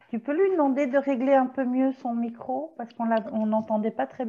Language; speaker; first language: French; native; French